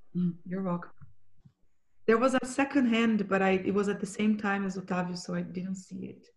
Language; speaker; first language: English; non-native, fluent; Portuguese